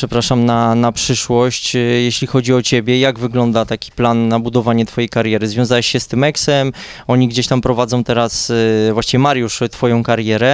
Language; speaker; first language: Polish; native; Polish